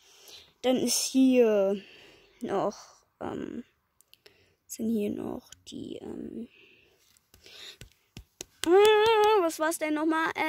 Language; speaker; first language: German; native; German